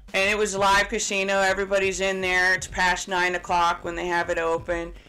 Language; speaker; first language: English; native; English